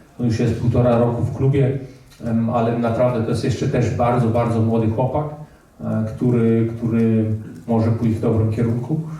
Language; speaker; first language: Polish; early bilingual, heritage; Polish